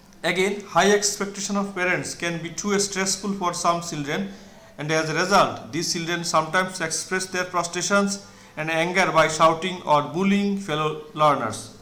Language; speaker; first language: English; non-native, local second language; Bangla